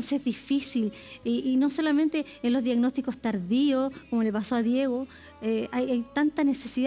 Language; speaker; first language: Spanish; native; Spanish